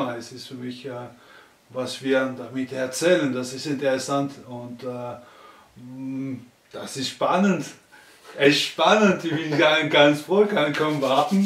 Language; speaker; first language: German; non-native, learner; French